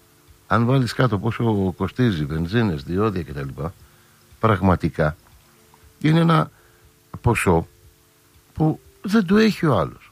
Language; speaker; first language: Greek; native; Greek